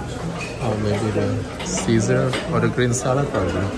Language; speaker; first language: English; non-native, learner; Indonesian